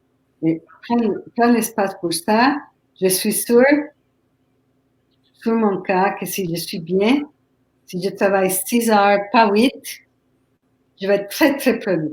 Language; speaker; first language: French; non-native, fluent; Spanish